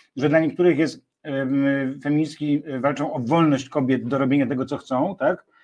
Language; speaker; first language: Polish; native; Polish